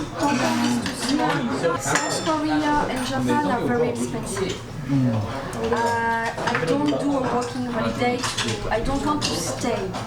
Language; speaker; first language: English; non-native, fluent; French